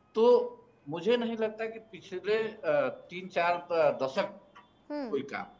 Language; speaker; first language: Hindi; native; Hindi